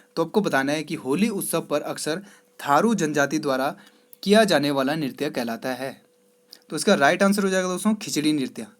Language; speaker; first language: Hindi; native; Hindi